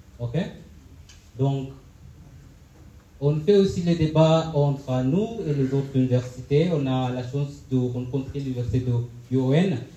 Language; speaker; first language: French; non-native, fluent; Swahili